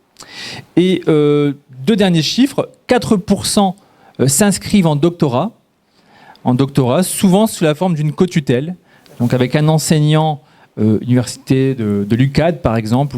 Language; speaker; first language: French; native; French